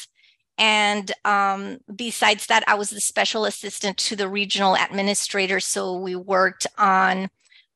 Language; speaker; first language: English; early bilingual, other home language; Spanish